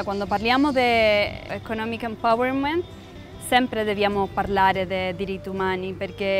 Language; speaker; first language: Italian; non-native, fluent; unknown